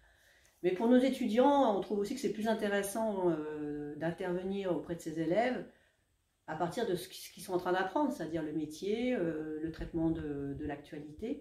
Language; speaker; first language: French; native; French